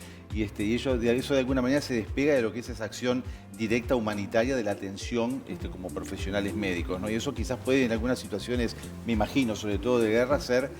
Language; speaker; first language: Spanish; native; Spanish